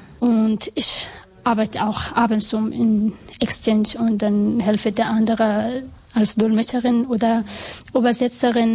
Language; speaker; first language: German; non-native, learner; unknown